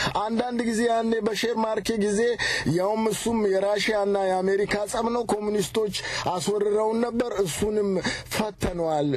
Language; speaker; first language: Amharic; native; Amharic